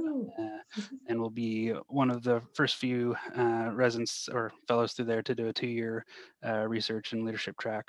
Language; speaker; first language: English; native; English